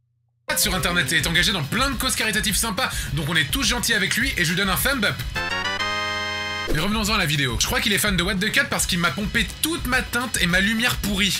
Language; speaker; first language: French; native; French